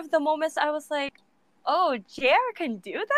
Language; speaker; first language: English; non-native, local second language; Cebuano